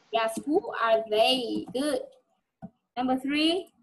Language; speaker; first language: English; non-native, fluent; Vietnamese